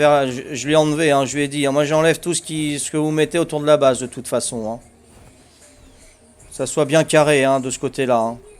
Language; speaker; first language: French; native; French